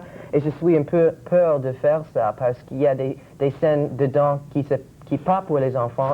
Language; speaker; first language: French; non-native, local second language; English